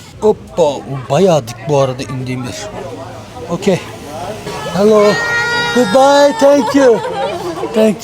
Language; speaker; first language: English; non-native, learner; Turkish